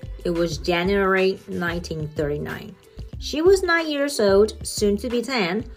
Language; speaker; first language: English; non-native, fluent; Chinese